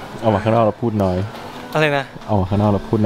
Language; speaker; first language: Thai; native; Thai